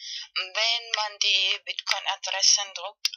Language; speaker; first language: German; non-native, fluent; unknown